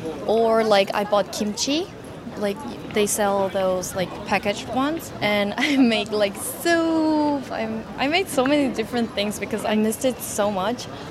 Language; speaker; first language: English; early bilingual, other home language; Korean